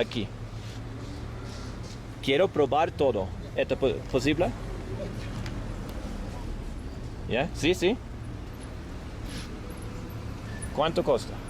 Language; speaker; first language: Spanish; non-native, learner; English